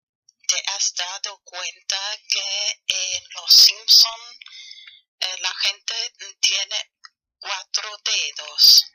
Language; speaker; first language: Spanish; non-native, fluent; German